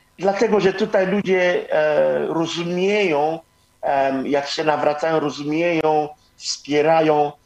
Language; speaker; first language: Polish; non-native, fluent; Igbo